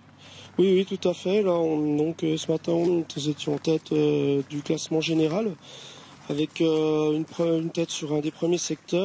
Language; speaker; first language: French; native; French